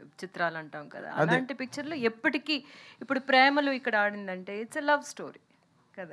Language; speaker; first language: Telugu; native; Telugu